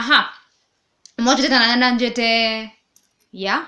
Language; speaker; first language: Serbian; non-native, learner; English